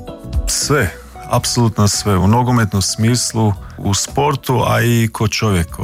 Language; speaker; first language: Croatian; early bilingual, heritage; Croatian